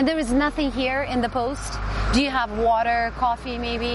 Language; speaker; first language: English; non-native, fluent; Uzbek